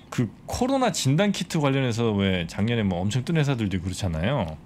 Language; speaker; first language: Korean; native; Korean